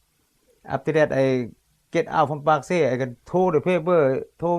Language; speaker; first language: English; non-native, learner; Lao